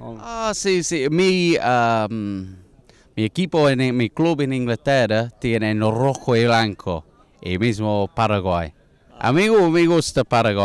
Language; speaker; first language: Spanish; non-native, learner; English